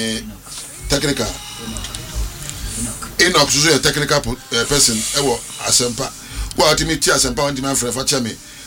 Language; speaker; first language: English; non-native, local second language; Akan